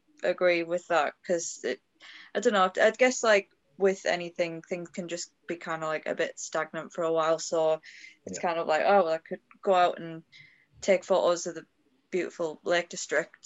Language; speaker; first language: English; native; English